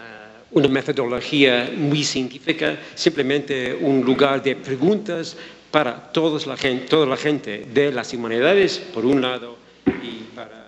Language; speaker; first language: Spanish; non-native, fluent; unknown